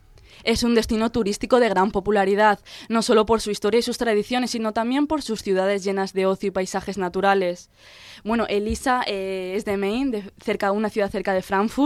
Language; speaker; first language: Spanish; native; Spanish